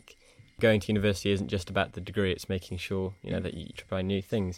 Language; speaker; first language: English; native; English